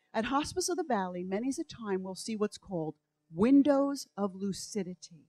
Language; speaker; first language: English; native; English